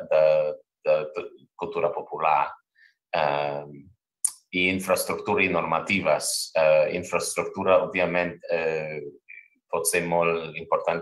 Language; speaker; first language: Catalan; non-native, fluent; English